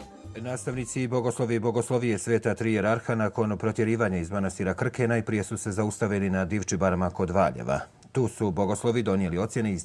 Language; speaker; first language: Bosnian; native; Bosnian